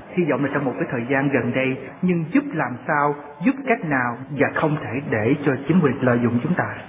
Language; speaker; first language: Vietnamese; early bilingual, heritage; Vietnamese